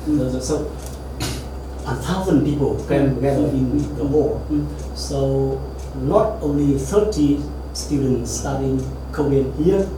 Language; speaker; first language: English; non-native, learner; Vietnamese